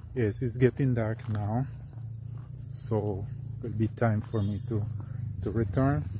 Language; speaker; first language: English; non-native, fluent; Spanish